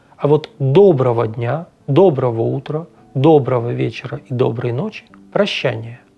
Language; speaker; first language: Russian; native; Russian